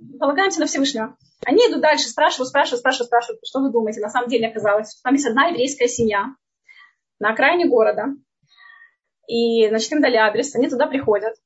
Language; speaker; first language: Russian; native; Russian